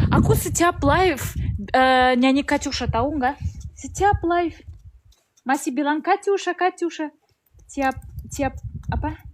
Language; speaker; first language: Indonesian; non-native, learner; Russian